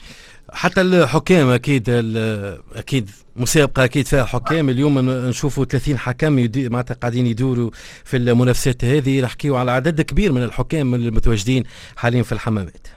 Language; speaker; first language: Arabic; native; Arabic